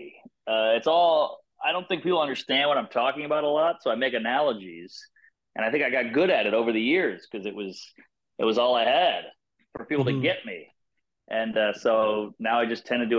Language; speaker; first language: English; native; English